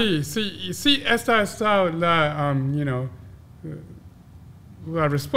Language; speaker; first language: Spanish; non-native, learner; English